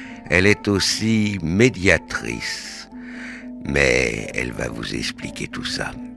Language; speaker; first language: French; native; French